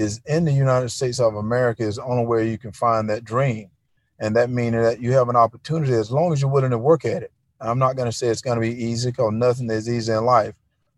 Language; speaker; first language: English; native; English